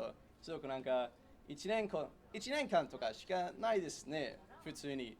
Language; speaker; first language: Japanese; non-native, learner; English